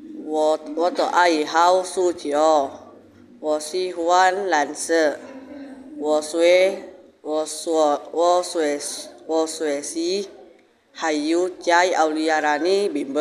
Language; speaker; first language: Chinese; non-native, learner; Indonesian